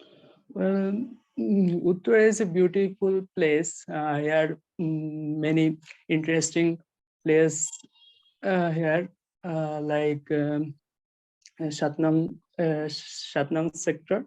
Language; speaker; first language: English; non-native, learner; Bangla